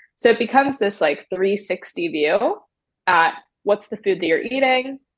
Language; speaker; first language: English; native; English